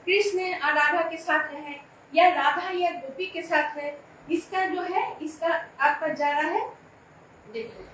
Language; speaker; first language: Hindi; non-native, local second language; Bangla